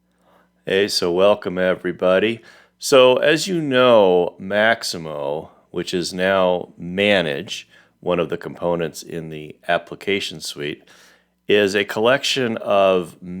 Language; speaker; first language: English; native; English